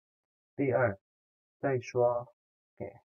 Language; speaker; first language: Chinese; non-native, fluent; Indonesian